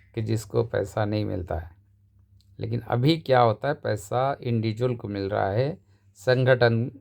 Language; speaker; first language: Hindi; non-native, local second language; Marathi